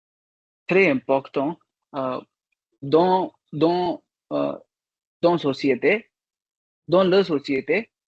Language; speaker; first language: French; non-native, learner; Hindi